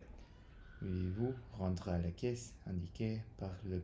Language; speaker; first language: French; non-native, learner; English